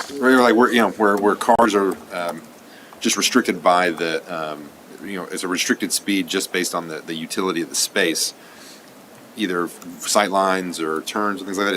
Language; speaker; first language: English; native; English